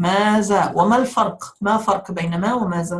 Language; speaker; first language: Arabic; non-native, fluent; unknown